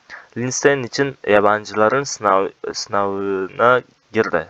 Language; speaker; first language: Turkish; non-native, fluent; Uzbek